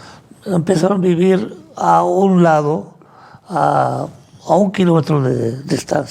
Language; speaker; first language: Spanish; non-native, fluent; Arabic